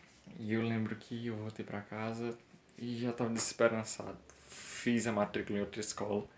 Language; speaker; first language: Portuguese; native; Portuguese